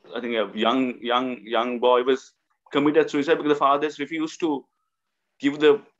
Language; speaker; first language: English; non-native, local second language; Sinhala